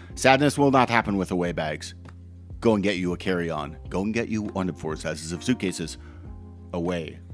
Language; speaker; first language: English; native; English